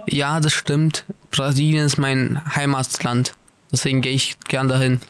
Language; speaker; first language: German; early bilingual, other home language; Portuguese